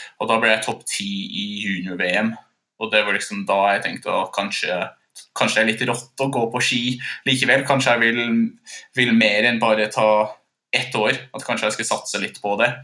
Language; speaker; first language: Norwegian; non-native, fluent; English